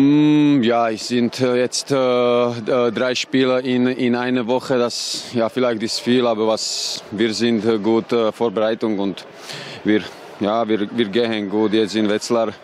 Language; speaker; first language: German; non-native, learner; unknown